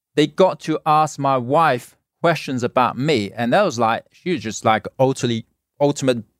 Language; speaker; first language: English; non-native, local second language; Cantonese